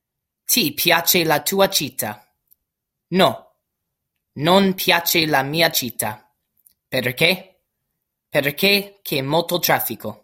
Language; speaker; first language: Italian; non-native, learner; English